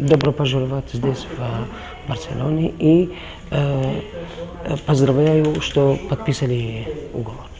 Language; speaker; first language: Russian; non-native, learner; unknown